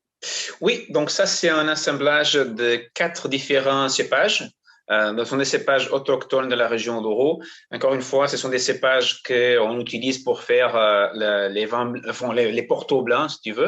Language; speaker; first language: French; non-native, fluent; Portuguese